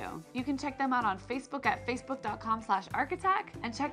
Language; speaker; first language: English; native; English